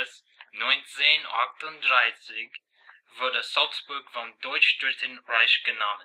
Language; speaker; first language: German; non-native, learner; English